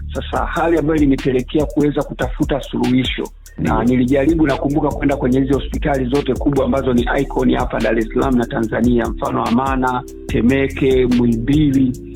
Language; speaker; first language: Swahili; native; Swahili